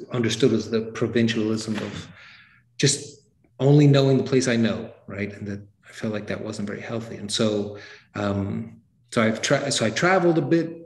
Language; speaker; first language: English; native; English